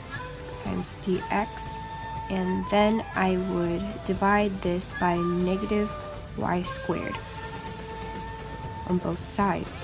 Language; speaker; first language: English; native; English